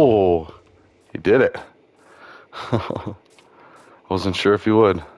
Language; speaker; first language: English; native; English